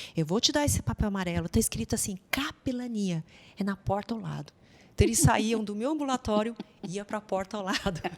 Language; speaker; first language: Portuguese; non-native, fluent; Chinese